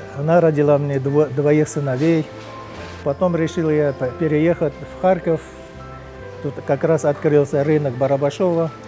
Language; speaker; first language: Russian; non-native, local second language; Uzbek